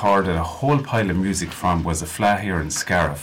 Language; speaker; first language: English; native; English